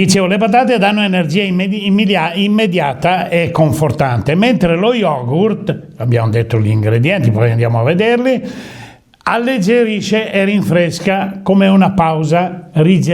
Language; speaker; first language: Italian; native; Italian